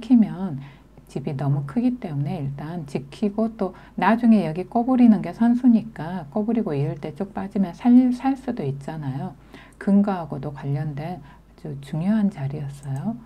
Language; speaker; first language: Korean; native; Korean